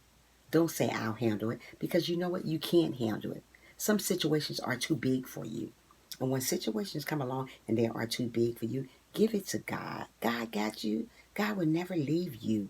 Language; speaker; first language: English; native; English